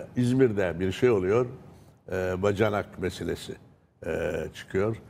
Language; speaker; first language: Turkish; native; Turkish